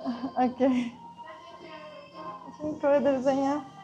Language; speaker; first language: Polish; non-native, learner; Russian